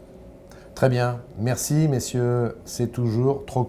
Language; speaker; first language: French; native; French